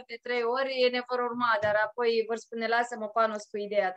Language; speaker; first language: Romanian; native; Romanian